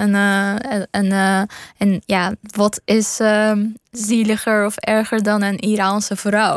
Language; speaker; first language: Dutch; non-native, fluent; Persian